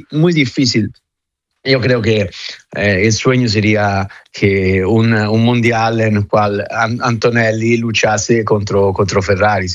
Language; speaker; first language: Spanish; non-native, fluent; Italian